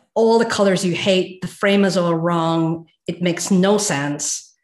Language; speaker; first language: English; native; English